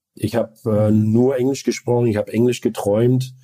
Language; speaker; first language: German; native; German